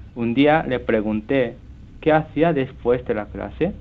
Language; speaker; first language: Spanish; non-native, fluent; Japanese